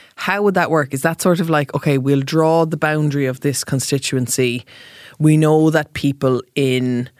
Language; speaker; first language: English; native; English